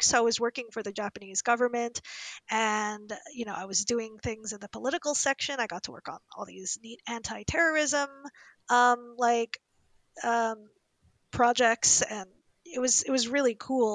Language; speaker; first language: English; native; English